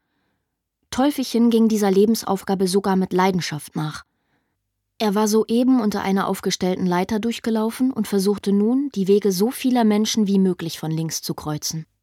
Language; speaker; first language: German; native; German